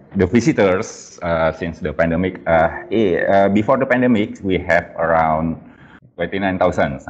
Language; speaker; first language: English; non-native, fluent; Indonesian